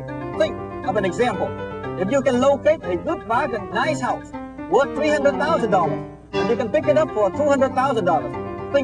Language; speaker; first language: English; non-native, fluent; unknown